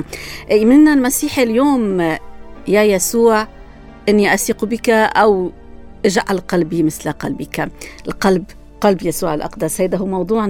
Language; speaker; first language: Arabic; native; Arabic